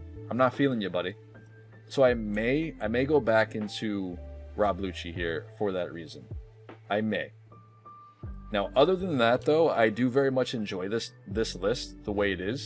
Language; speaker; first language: English; native; English